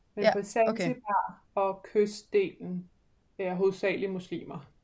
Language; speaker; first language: Danish; early bilingual, other home language; English